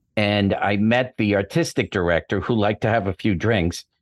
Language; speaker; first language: English; native; English